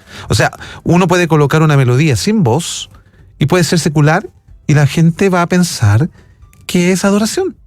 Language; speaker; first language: Spanish; native; Spanish